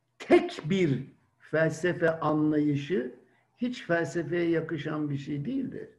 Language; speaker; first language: Turkish; native; Turkish